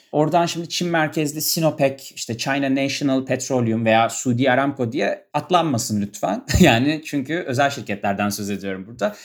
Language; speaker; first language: Turkish; native; Turkish